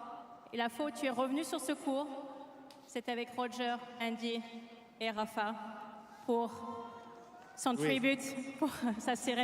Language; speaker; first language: French; native; French